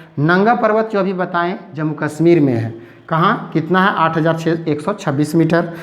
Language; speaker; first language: Hindi; native; Hindi